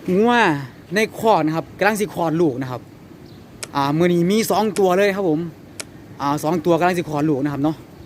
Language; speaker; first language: Thai; native; Thai